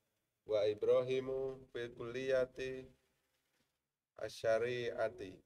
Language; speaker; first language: Arabic; non-native, learner; Indonesian